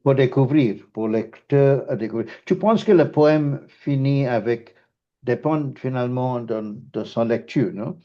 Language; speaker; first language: French; non-native, fluent; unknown